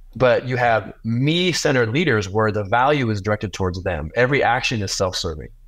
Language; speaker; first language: English; native; English